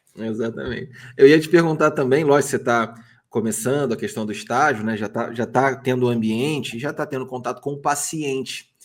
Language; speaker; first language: Portuguese; native; Portuguese